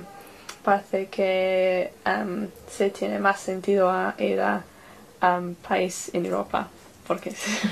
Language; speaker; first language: Spanish; non-native, learner; English